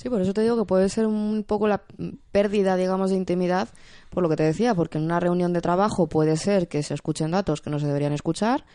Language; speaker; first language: Spanish; native; Spanish